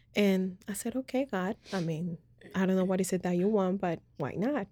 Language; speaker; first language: English; early bilingual, other home language; Spanish